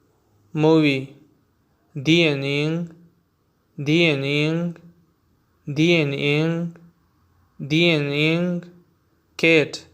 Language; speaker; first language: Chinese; non-native, learner; Urdu